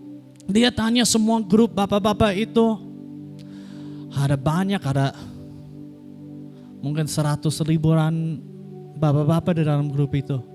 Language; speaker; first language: Indonesian; non-native, fluent; English